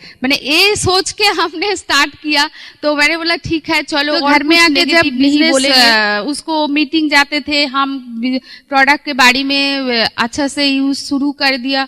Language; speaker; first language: Hindi; non-native, local second language; Bangla